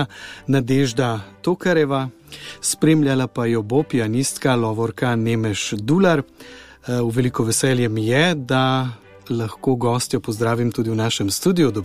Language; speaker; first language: Slovenian; native; Slovenian